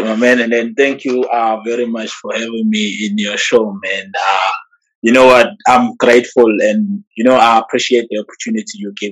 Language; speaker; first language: English; non-native, local second language; Zulu